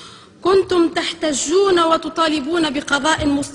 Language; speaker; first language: Arabic; native; Arabic